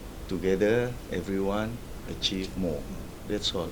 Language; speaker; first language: English; non-native, local second language; Malay